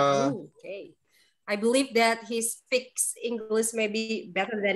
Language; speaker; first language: English; non-native, fluent; Indonesian